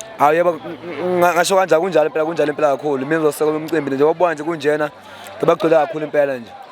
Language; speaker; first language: Zulu; native; Zulu